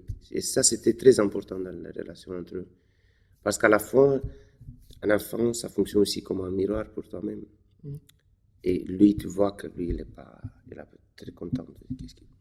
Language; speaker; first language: French; non-native, fluent; Romanian